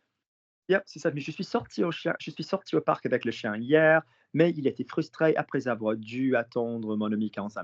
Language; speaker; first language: French; non-native, fluent; English